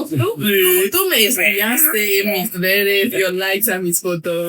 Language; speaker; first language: Spanish; non-native, fluent; Chinese